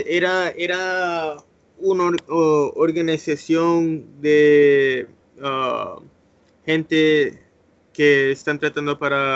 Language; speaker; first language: Spanish; early bilingual, heritage; English